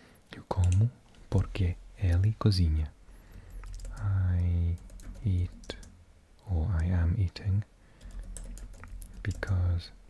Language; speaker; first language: Portuguese; non-native, learner; English